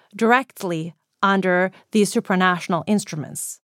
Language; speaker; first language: English; non-native, fluent; Greek